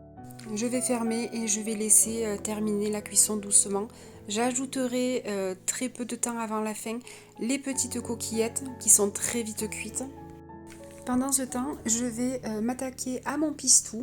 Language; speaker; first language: French; native; French